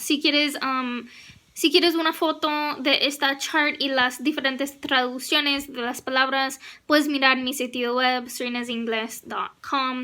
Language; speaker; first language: Spanish; non-native, fluent; English